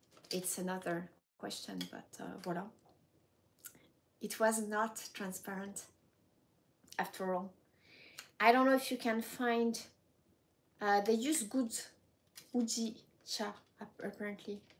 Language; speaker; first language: English; non-native, fluent; French